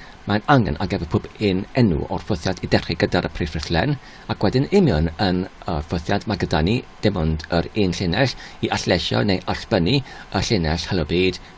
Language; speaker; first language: Welsh; non-native, learner; English